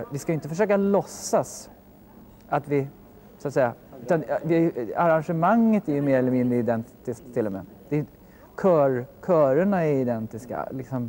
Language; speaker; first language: Swedish; native; Swedish